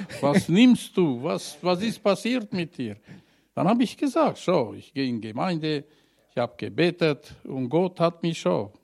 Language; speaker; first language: German; non-native, learner; Romanian